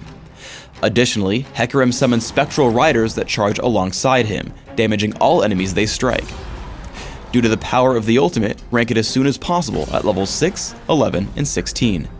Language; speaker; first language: English; native; English